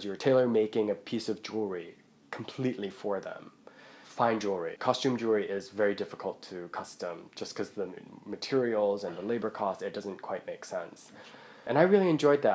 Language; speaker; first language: English; non-native, local second language; Cantonese